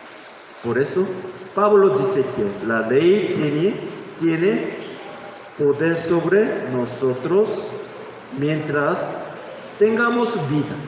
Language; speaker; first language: Spanish; non-native, learner; Korean